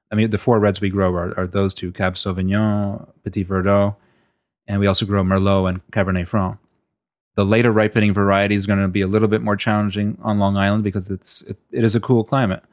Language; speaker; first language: English; native; English